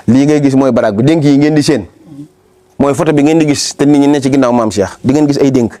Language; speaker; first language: Wolof; native; Wolof